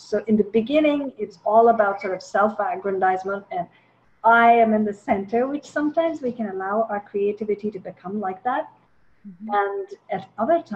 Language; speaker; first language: English; non-native, local second language; Tamil